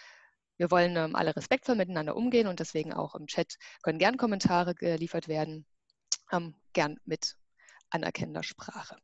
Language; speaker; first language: German; native; German